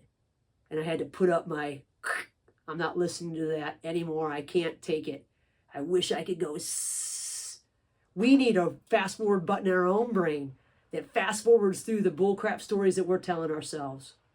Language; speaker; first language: English; native; English